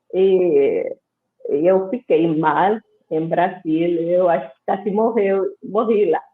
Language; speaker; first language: Portuguese; non-native, fluent; Spanish